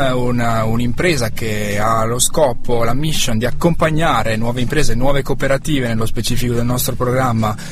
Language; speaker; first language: Italian; native; Italian